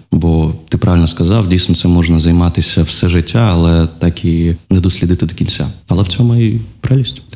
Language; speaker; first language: Ukrainian; non-native, local second language; Russian